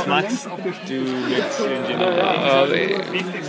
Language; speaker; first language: German; non-native, learner; English